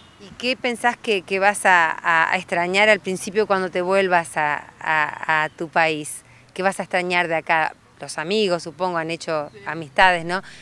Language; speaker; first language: Spanish; native; Spanish